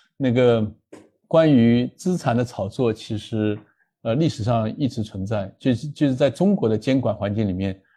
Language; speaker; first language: Chinese; native; Chinese